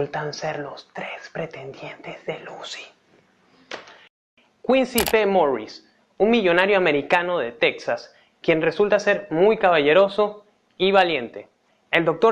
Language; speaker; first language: Spanish; native; Spanish